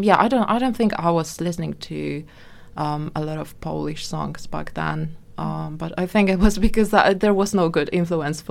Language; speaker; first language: English; non-native, fluent; Polish